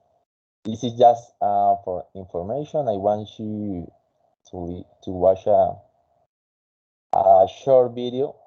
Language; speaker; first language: English; non-native, fluent; Spanish